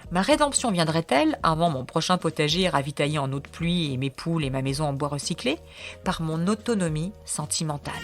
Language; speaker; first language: French; native; French